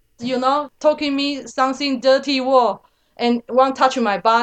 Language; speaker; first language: English; non-native, learner; Chinese